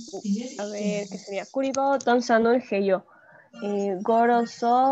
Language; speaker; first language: Korean; non-native, learner; Spanish